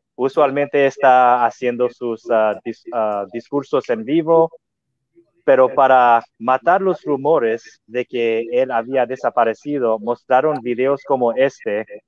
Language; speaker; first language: Spanish; non-native, fluent; English